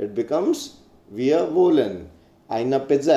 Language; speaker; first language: German; non-native, fluent; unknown